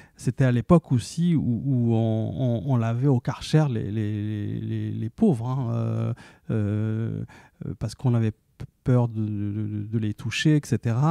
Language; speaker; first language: French; early bilingual, other home language; Arabic